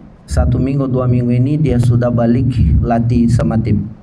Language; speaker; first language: Indonesian; non-native, fluent; Portuguese